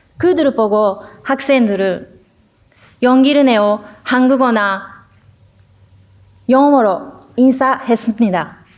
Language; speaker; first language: Korean; non-native, learner; Japanese